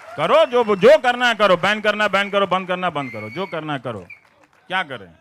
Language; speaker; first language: Hindi; non-native, local second language; Bhojpuri